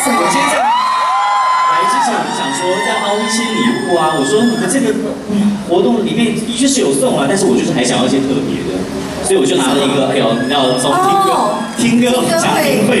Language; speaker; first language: Chinese; native; Chinese